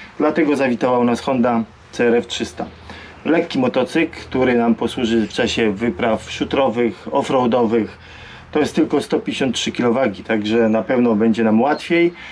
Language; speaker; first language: Polish; native; Polish